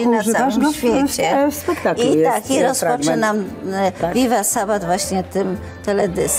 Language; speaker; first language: Polish; native; Polish